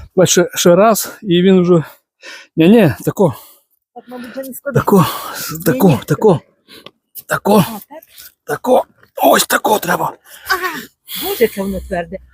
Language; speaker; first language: Ukrainian; non-native, fluent; Romanian